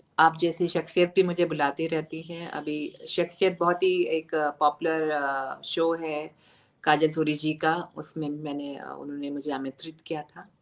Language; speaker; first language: Hindi; native; Hindi